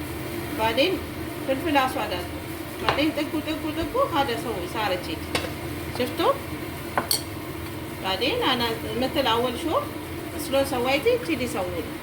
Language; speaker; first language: Arabic; non-native, learner; Amharic